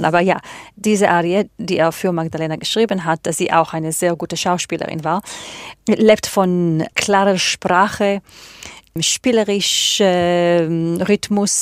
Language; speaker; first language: German; non-native, fluent; Hebrew